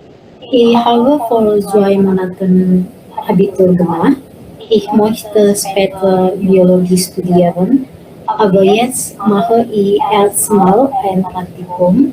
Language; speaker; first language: German; non-native, learner; Indonesian